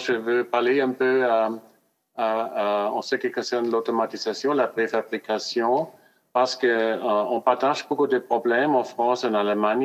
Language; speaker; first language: French; non-native, fluent; German